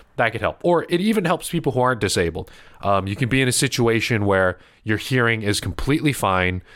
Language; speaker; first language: English; early bilingual, other home language; Filipino